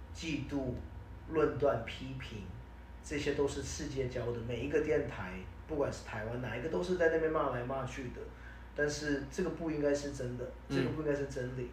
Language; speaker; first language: Chinese; early bilingual, heritage; Chinese